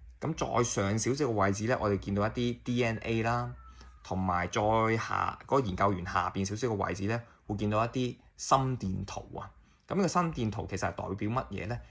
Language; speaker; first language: Cantonese; native; Cantonese